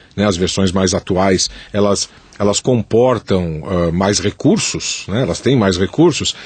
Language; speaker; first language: Portuguese; native; Portuguese